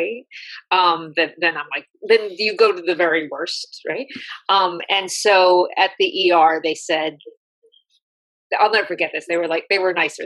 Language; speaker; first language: English; native; English